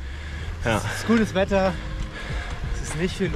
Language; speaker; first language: German; native; German